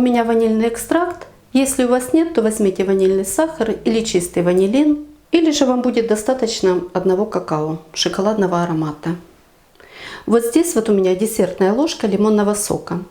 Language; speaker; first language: Russian; native; Russian